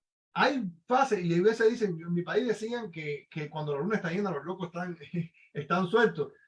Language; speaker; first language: Spanish; native; Spanish